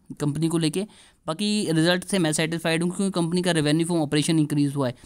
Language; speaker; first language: Hindi; native; Hindi